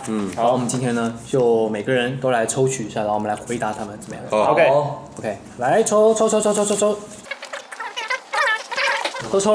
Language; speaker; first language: Chinese; native; Chinese